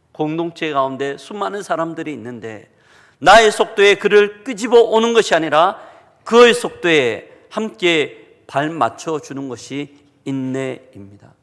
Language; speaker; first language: Korean; native; Korean